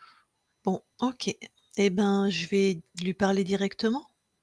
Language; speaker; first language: French; native; French